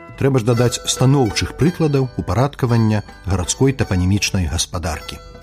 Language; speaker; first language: Belarusian; native; Belarusian